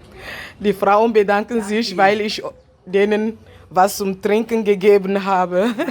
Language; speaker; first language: German; non-native, fluent; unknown